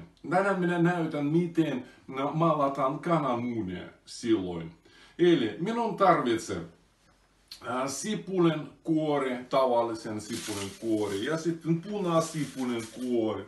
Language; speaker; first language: Finnish; non-native, fluent; Russian